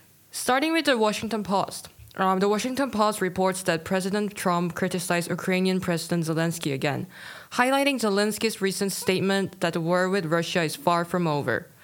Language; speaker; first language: English; non-native, fluent; Korean